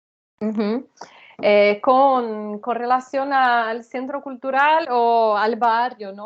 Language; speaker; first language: Spanish; non-native, fluent; Portuguese